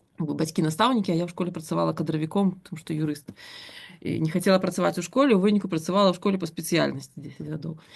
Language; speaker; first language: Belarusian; non-native, local second language; Russian